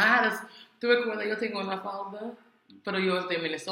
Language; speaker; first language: Spanish; non-native, learner; English